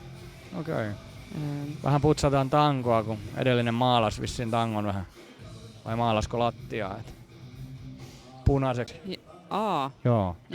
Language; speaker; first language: Finnish; native; Finnish